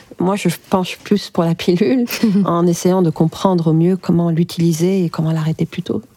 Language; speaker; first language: French; early bilingual, other home language; Arabic